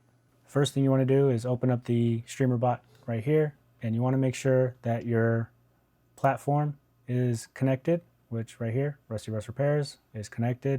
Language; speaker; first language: English; native; English